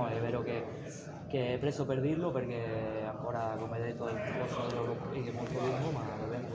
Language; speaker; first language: Italian; non-native, fluent; Spanish